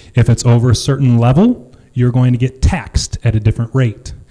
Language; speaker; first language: English; native; English